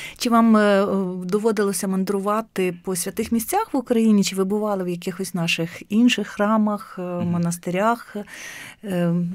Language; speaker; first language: Ukrainian; native; Ukrainian